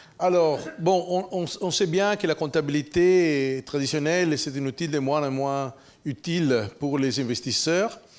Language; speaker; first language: French; non-native, fluent; Italian